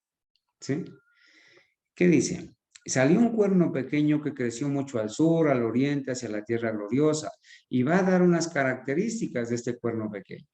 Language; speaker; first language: Spanish; native; Spanish